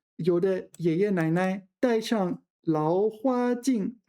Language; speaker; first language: Chinese; non-native, fluent; English